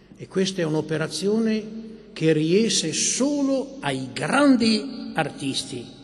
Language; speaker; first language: Italian; native; Italian